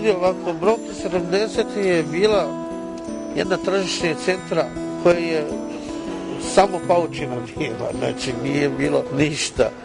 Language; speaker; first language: Serbian; non-native, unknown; Chinese